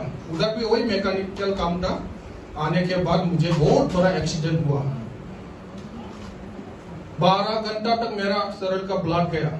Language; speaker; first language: Hindi; non-native, local second language; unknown